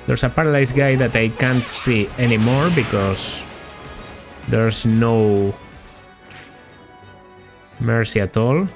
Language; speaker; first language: English; non-native, fluent; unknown